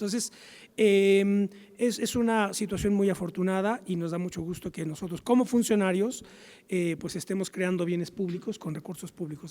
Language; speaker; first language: Spanish; native; Spanish